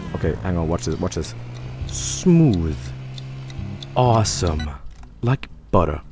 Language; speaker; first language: English; non-native, fluent; Swedish